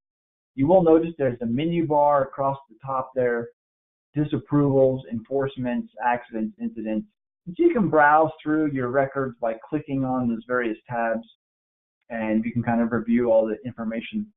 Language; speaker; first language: English; native; English